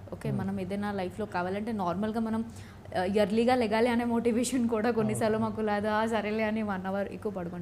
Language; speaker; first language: Telugu; non-native, learner; Odia